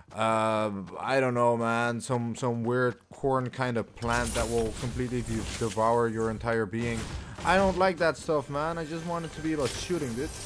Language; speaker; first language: English; non-native, fluent; Dutch